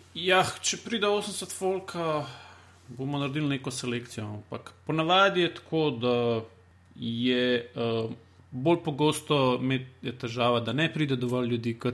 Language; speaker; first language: Slovenian; non-native, local second language; Bosnian